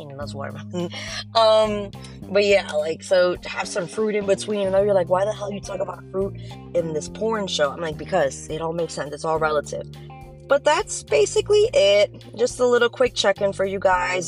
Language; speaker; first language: English; native; English